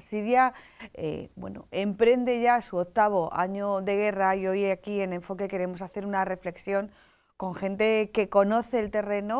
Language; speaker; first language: Spanish; native; Spanish